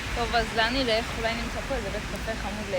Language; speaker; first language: Hebrew; native; Hebrew